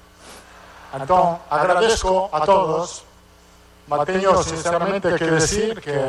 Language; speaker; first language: Spanish; non-native, fluent; Italian